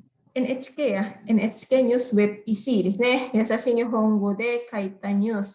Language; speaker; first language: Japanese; non-native, fluent; Indonesian